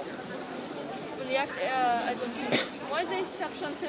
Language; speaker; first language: German; non-native, learner; Russian